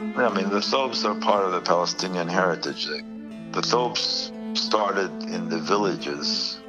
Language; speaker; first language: English; non-native, fluent; Arabic